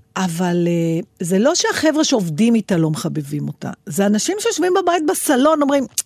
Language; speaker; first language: Hebrew; native; Hebrew